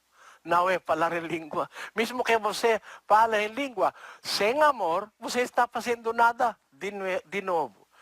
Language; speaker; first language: Portuguese; non-native, learner; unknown